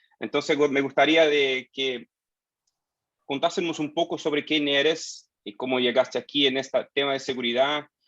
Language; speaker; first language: Spanish; non-native, fluent; Portuguese